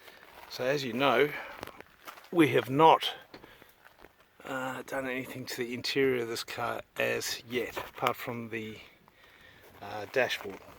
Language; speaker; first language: English; native; English